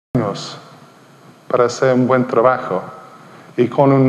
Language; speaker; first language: Spanish; non-native, fluent; English